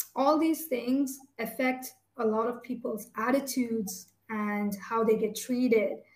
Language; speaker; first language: English; non-native, local second language; Tamil